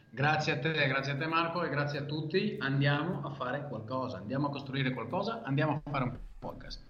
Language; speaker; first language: Italian; non-native, fluent; Hebrew